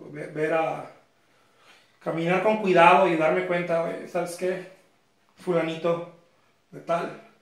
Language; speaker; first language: Spanish; native; Spanish